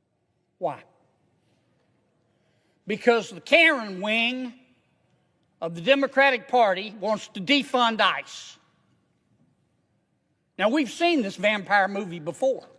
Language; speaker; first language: English; native; English